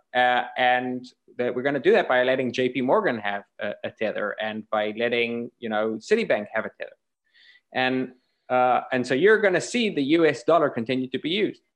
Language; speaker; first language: English; native; English